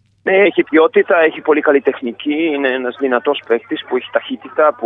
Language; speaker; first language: Greek; non-native, fluent; Serbian